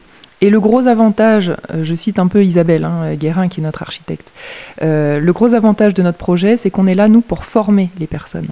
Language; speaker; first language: French; native; French